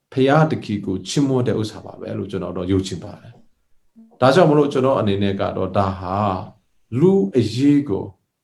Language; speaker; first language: Burmese; non-native, local second language; Hakha Chin